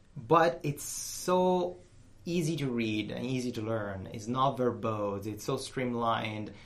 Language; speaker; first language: English; non-native, fluent; Italian